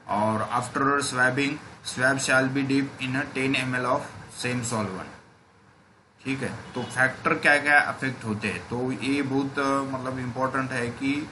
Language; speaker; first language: Hindi; non-native, local second language; Marathi